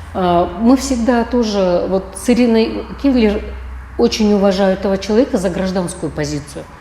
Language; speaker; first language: Russian; non-native, local second language; Kazakh